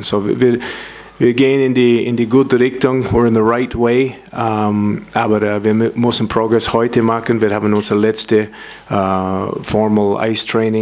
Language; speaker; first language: German; non-native, learner; English